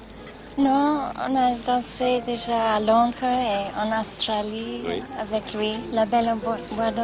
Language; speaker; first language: French; non-native, fluent; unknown